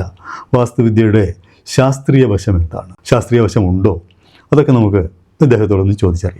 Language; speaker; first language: Malayalam; native; Malayalam